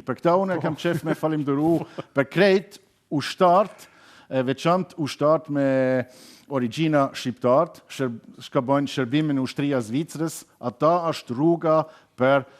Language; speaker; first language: Albanian; non-native, learner; German